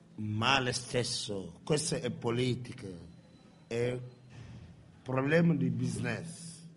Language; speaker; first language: Italian; non-native, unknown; Wolof